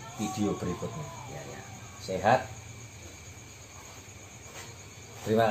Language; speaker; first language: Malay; non-native, local second language; Javanese